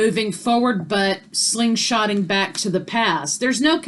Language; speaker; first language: English; native; English